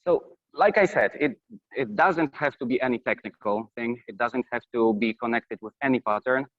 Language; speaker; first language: English; non-native, fluent; Polish